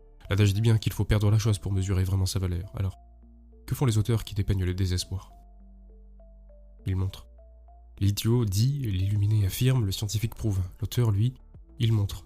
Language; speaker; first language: French; native; French